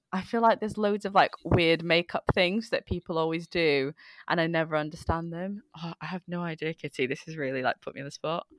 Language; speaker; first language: English; early bilingual, other home language; Bangla